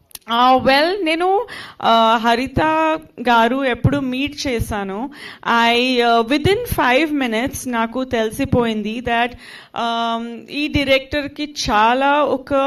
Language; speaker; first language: Telugu; non-native, fluent; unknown